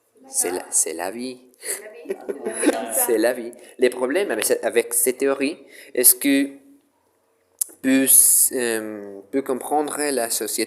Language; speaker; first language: French; non-native, learner; Spanish